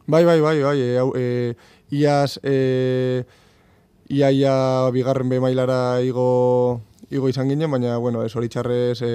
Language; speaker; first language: Basque; non-native, local second language; Spanish